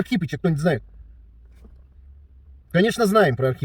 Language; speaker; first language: Russian; native; Russian